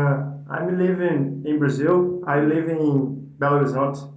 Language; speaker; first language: English; non-native, learner; Portuguese